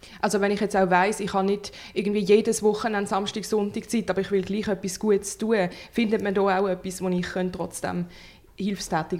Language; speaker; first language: German; native; German